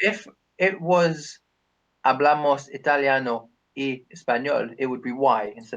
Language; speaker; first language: Spanish; non-native, learner; English